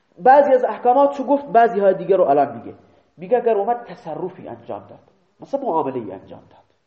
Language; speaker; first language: Persian; non-native, local second language; Baluchi